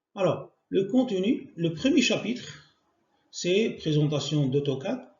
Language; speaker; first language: French; non-native, local second language; Arabic